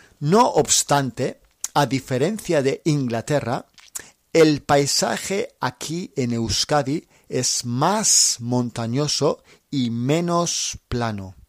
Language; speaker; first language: Spanish; non-native, fluent; English